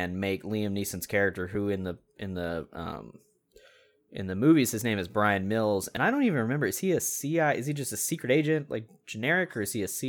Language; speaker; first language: English; native; English